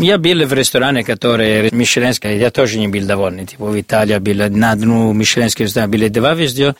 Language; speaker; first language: Russian; non-native, learner; Italian